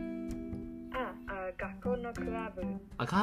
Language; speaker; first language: Japanese; non-native, learner; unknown